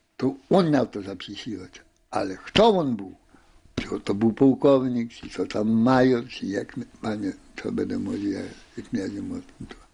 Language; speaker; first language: Polish; native; Polish